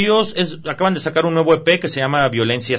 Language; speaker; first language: Spanish; native; Spanish